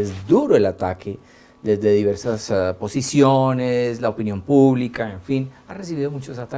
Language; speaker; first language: Spanish; native; Spanish